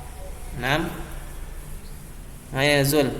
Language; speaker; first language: Arabic; non-native, fluent; Indonesian